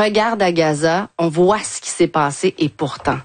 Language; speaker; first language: French; native; French